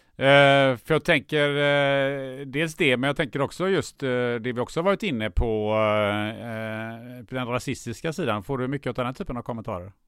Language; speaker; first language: Swedish; non-native, local second language; German